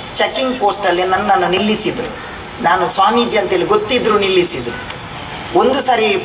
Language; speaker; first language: Kannada; non-native, local second language; Tulu